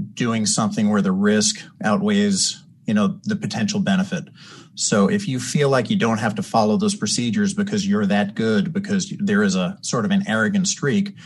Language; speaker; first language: English; native; English